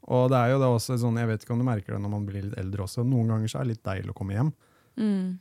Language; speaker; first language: Norwegian; native; Norwegian